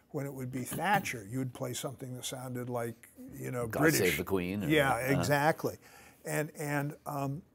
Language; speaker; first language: English; native; English